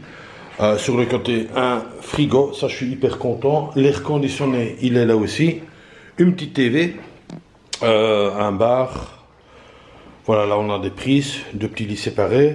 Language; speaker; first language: French; native; French